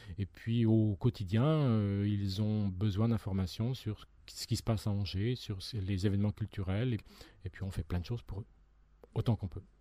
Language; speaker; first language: French; native; French